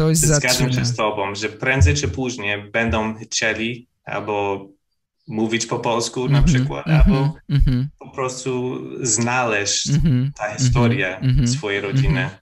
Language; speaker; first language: Polish; non-native, fluent; English